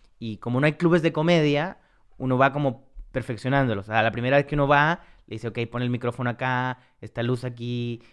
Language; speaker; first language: Spanish; native; Spanish